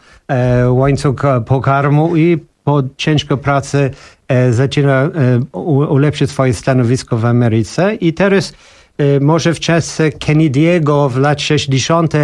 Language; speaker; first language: Polish; non-native, learner; English